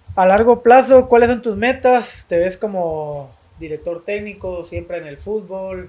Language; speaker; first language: Spanish; native; Spanish